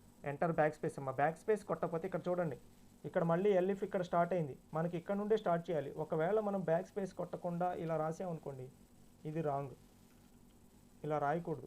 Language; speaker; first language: Telugu; native; Telugu